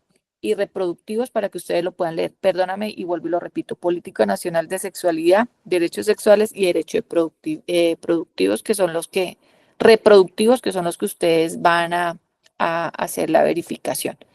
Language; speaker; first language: Spanish; native; Spanish